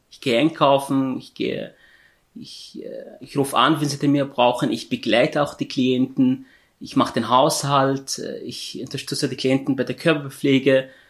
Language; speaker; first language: German; non-native, fluent; Arabic